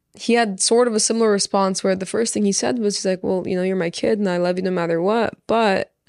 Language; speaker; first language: English; early bilingual, other home language; Persian